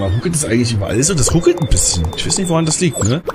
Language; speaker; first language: German; native; German